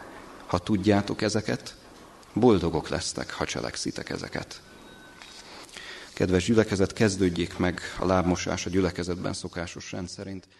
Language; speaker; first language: Hungarian; native; Hungarian